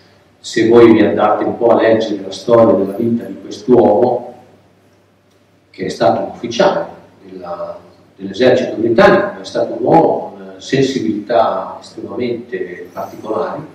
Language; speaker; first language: Italian; native; Italian